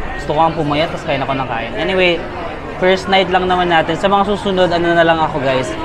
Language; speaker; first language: Filipino; native; Filipino